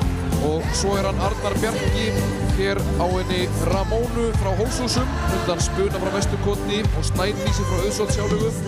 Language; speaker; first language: Icelandic; native; Icelandic